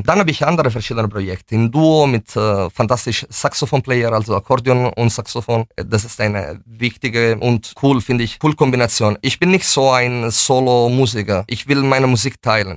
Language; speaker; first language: German; non-native, fluent; Italian